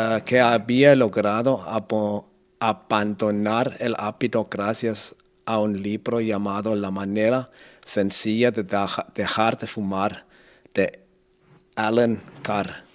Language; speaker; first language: Spanish; non-native, learner; Danish